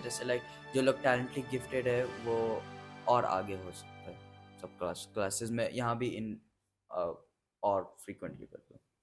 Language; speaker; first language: Hindi; early bilingual, heritage; English